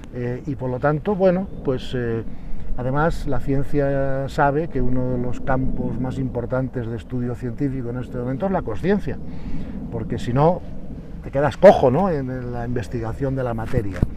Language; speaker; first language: Spanish; native; Spanish